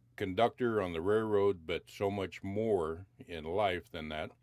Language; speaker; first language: English; native; English